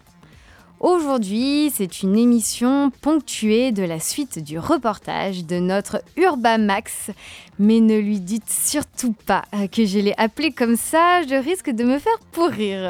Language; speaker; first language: French; native; French